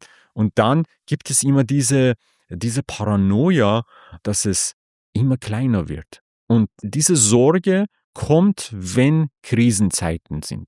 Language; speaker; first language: German; non-native, fluent; Persian